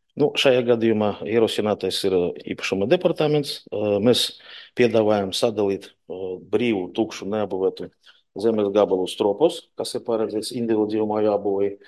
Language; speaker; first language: Latvian; non-native, local second language; Russian